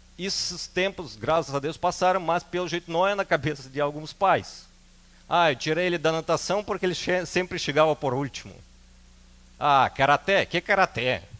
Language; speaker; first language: Portuguese; non-native, fluent; Russian